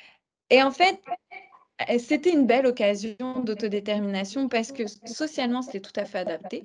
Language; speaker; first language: French; native; French